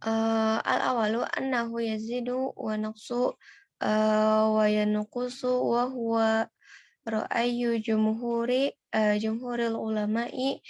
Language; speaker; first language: Arabic; non-native, learner; Indonesian